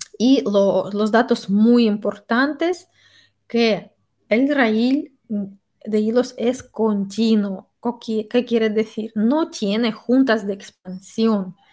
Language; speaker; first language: Spanish; non-native, fluent; Russian